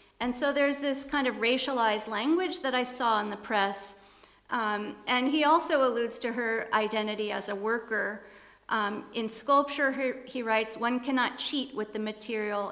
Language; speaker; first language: English; native; English